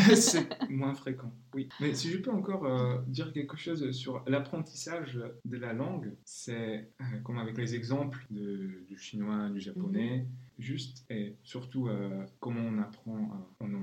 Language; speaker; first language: French; non-native, fluent; Czech